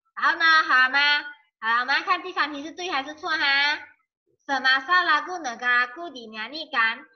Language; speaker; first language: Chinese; native; Chinese